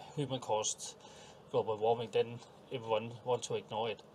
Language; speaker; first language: English; non-native, fluent; Danish